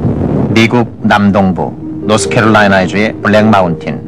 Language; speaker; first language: Korean; native; Korean